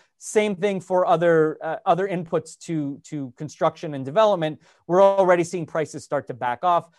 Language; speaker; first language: English; native; English